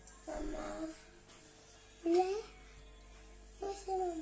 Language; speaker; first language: French; native; French